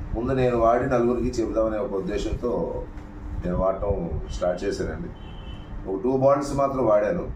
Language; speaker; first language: Telugu; native; Telugu